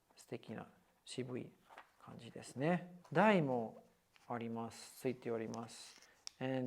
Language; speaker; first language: Japanese; non-native, fluent; English